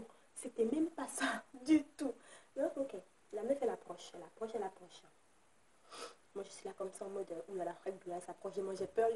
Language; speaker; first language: French; native; French